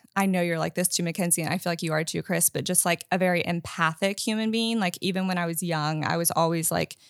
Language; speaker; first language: English; native; English